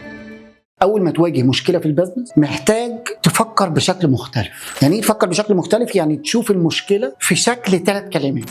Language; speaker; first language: Arabic; native; Arabic